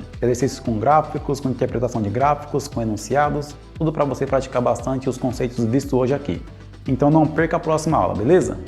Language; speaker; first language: Portuguese; native; Portuguese